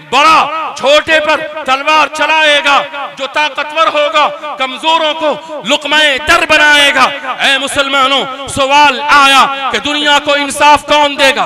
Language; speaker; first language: Urdu; native; Urdu